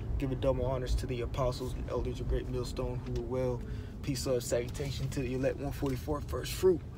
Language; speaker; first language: English; native; English